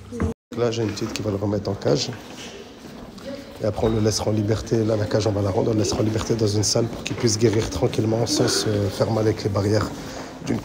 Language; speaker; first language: French; native; French